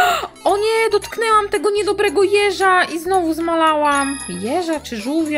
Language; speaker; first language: Polish; native; Polish